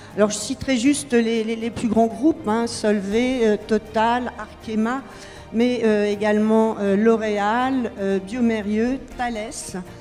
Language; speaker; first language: French; native; French